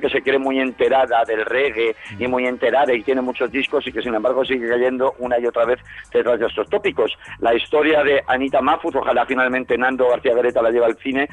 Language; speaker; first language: Spanish; native; Spanish